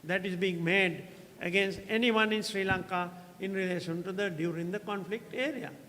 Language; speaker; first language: English; non-native, local second language; Sinhala